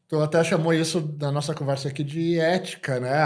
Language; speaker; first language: Portuguese; native; Portuguese